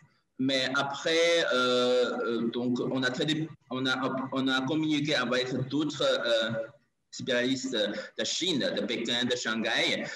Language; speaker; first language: French; non-native, learner; Chinese